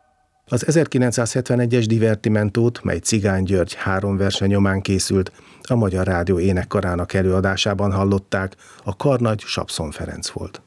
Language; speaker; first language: Hungarian; native; Hungarian